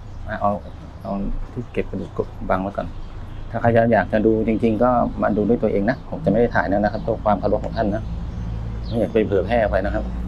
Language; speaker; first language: Thai; native; Thai